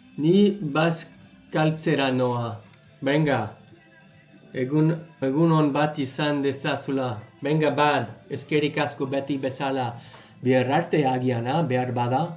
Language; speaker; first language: Basque; non-native, learner; English